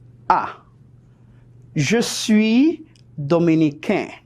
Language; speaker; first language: French; non-native, fluent; Spanish